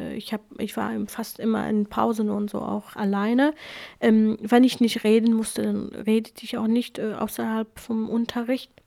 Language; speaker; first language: German; non-native, fluent; Kurdish